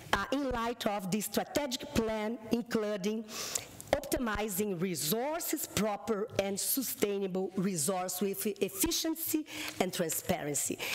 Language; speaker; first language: English; non-native, fluent; Portuguese